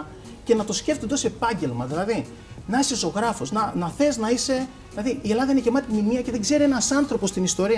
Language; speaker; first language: Greek; native; Greek